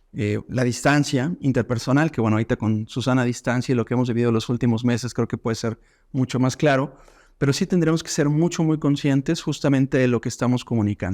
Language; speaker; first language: Spanish; native; Spanish